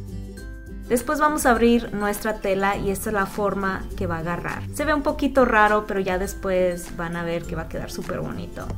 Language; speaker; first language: Spanish; native; Spanish